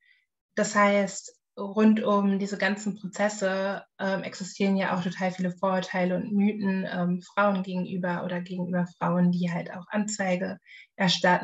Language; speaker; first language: German; native; German